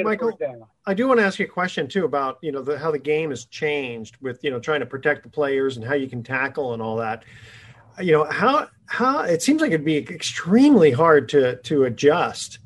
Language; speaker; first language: English; native; English